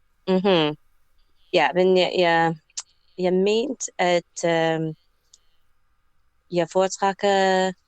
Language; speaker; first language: Danish; non-native, learner; English